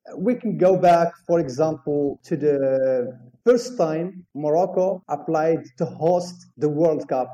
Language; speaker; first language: English; non-native, fluent; Arabic